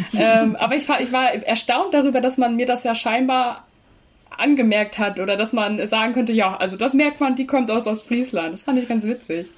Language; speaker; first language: German; native; German